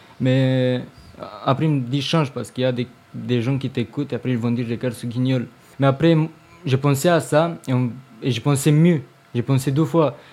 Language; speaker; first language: French; non-native, learner; Romanian